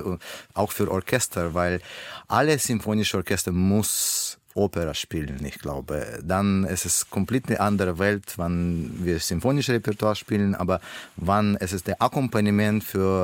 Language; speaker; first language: German; non-native, learner; Russian